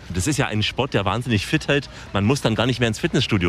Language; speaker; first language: German; native; German